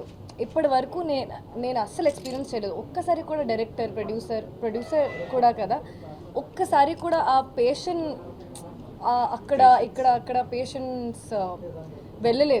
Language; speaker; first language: Telugu; non-native, fluent; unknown